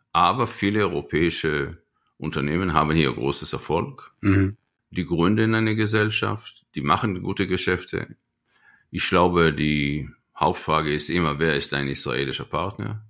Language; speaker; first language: German; non-native, fluent; Hebrew